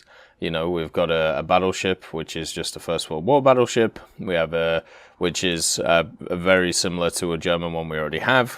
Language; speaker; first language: English; native; English